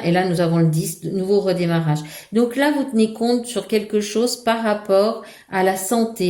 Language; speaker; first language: French; native; French